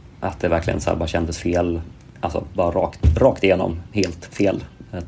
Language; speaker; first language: Swedish; native; Swedish